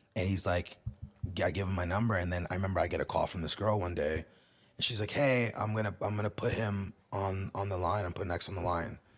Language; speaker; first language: English; early bilingual, other home language; Spanish